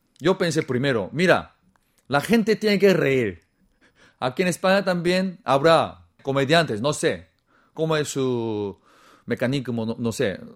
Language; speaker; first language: Spanish; non-native, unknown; Korean